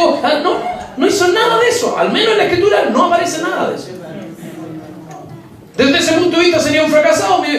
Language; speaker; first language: Spanish; native; Spanish